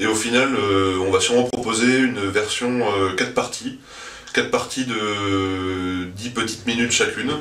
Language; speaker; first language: French; native; French